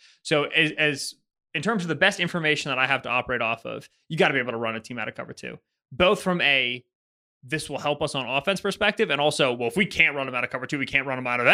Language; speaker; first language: English; native; English